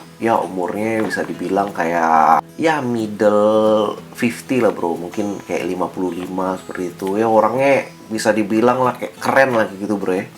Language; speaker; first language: Indonesian; native; Indonesian